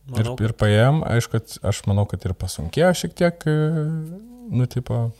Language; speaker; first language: Lithuanian; native; Lithuanian